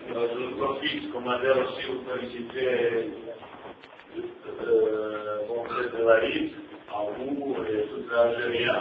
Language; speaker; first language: French; non-native, fluent; Bosnian